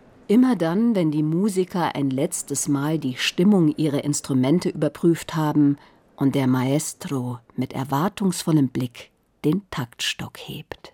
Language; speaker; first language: German; native; German